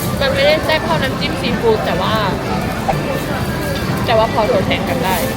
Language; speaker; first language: Thai; native; Thai